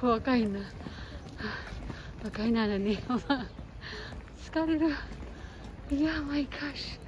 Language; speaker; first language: Japanese; non-native, learner; Filipino